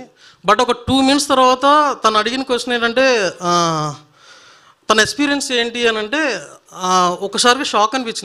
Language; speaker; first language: Telugu; native; Telugu